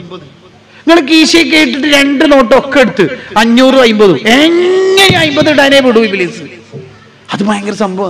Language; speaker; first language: Malayalam; native; Malayalam